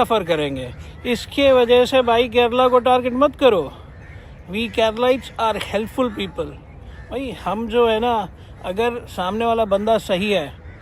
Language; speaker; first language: Hindi; non-native, local second language; Malayalam